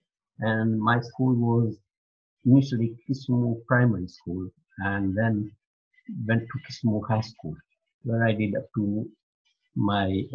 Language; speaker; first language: English; non-native, local second language; Gujarati